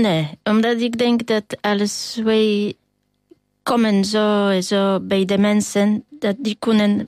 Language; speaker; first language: Dutch; non-native, fluent; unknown